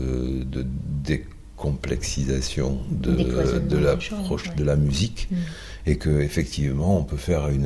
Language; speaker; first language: French; native; French